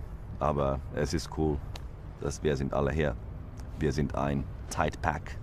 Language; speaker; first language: German; non-native, learner; Finnish